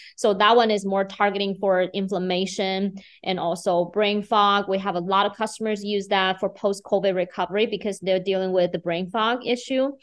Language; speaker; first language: English; non-native, fluent; Chinese